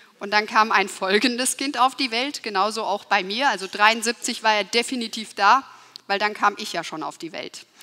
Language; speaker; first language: German; early bilingual, other home language; Turkish